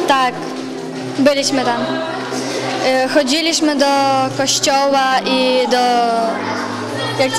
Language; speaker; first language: Polish; non-native, learner; Ukrainian